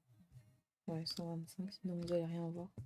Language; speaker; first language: French; native; French